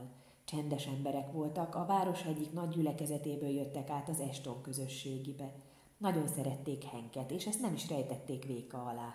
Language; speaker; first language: Hungarian; native; Hungarian